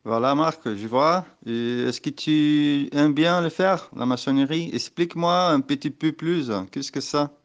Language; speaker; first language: French; non-native, learner; Portuguese